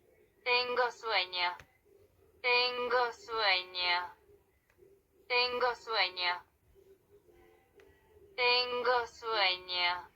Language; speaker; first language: Spanish; non-native, learner; Haitian Creole